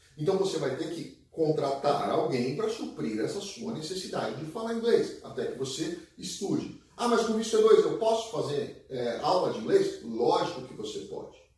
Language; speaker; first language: Portuguese; native; Portuguese